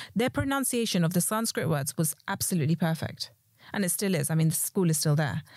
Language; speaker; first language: English; early bilingual, other home language; Hindi